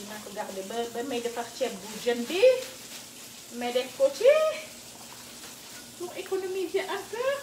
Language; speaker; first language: French; non-native, local second language; Wolof